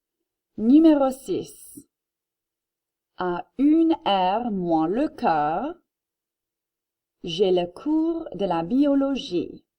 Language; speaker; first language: French; non-native, fluent; English